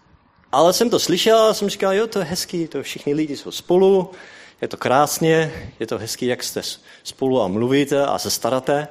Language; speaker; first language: Czech; non-native, learner; Dutch